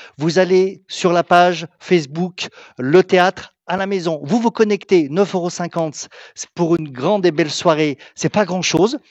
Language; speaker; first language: French; native; French